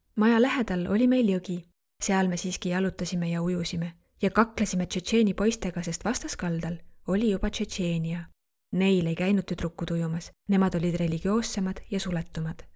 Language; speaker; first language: Estonian; non-native, fluent; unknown